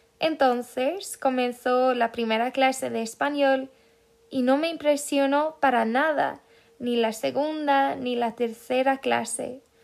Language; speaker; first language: Spanish; non-native, fluent; Swedish